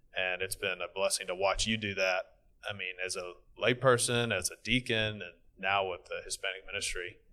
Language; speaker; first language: English; native; English